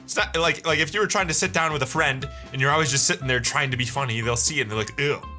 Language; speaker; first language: English; native; English